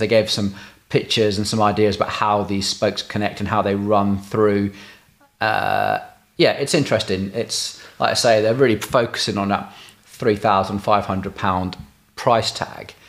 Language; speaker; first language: English; native; English